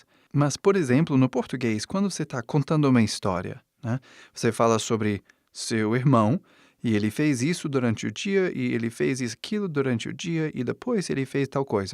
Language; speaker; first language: Portuguese; non-native, fluent; English